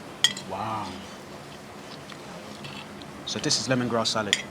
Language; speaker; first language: English; native; English